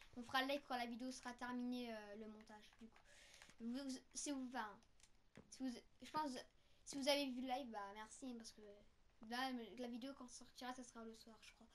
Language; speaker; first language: French; native; French